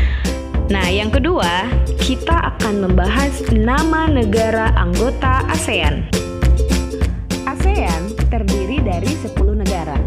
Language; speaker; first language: Indonesian; native; Indonesian